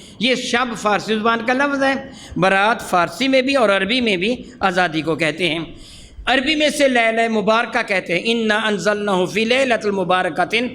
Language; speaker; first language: Urdu; non-native, local second language; Punjabi